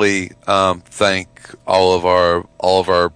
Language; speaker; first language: English; native; English